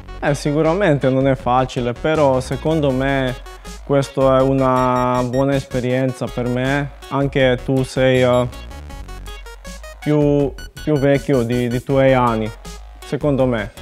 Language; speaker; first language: Italian; non-native, learner; Macedonian